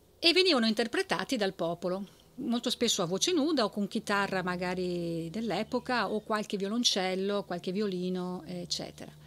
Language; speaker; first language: Italian; native; Italian